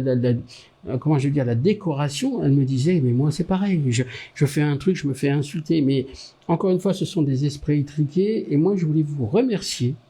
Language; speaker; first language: French; native; French